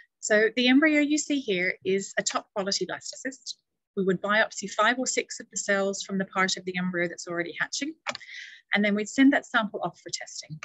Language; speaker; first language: English; native; English